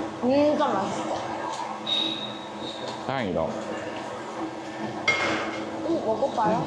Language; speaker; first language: Korean; non-native, learner; Vietnamese